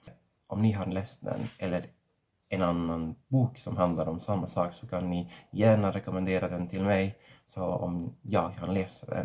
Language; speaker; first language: Swedish; non-native, fluent; Catalan